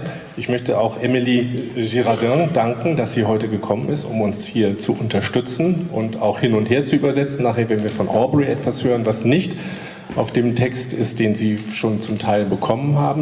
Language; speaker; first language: German; native; German